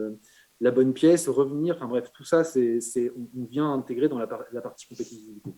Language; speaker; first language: French; native; French